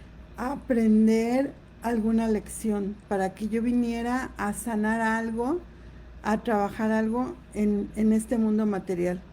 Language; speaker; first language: Spanish; native; Spanish